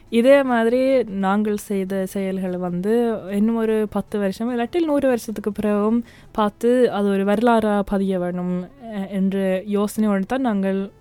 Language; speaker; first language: Tamil; native; Tamil